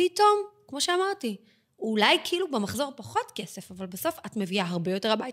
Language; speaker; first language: Hebrew; native; Hebrew